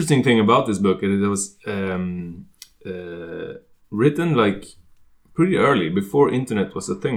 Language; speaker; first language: English; non-native, fluent; Swedish